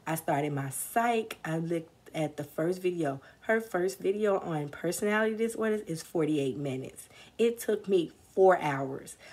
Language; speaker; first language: English; native; English